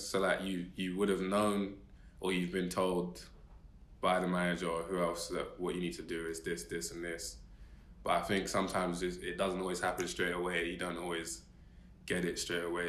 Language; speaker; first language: English; native; English